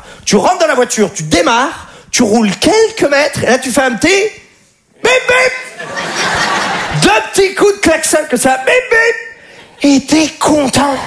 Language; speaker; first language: French; native; French